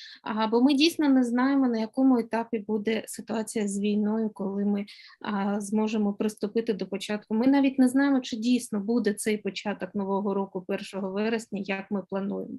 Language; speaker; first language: Ukrainian; native; Ukrainian